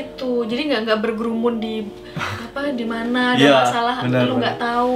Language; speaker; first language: Indonesian; native; Indonesian